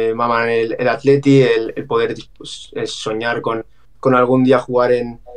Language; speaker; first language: Spanish; native; Spanish